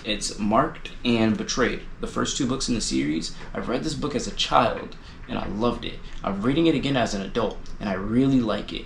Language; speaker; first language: English; native; English